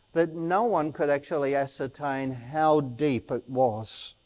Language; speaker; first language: English; native; English